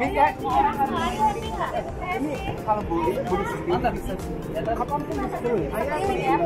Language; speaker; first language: Indonesian; native; Indonesian